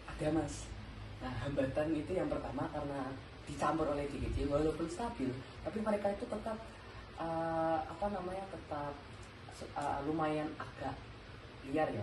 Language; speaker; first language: Indonesian; native; Indonesian